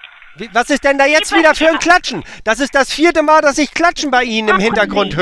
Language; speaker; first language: German; native; German